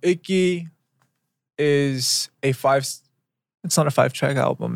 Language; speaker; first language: English; early bilingual, other home language; Korean